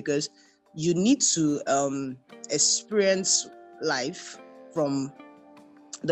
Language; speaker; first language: English; non-native, local second language; Yoruba